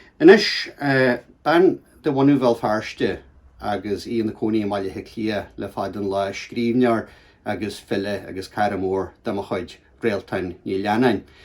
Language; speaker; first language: Irish; native; Irish